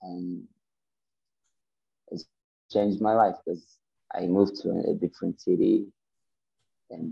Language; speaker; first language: English; non-native, learner; Ukrainian